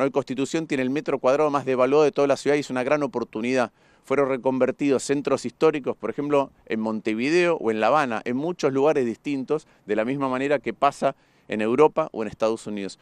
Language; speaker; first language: Spanish; native; Spanish